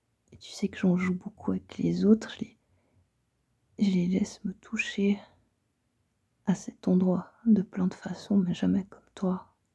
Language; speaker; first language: French; native; French